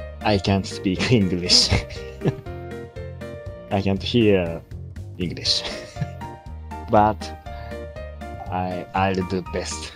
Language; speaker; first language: English; non-native, learner; Japanese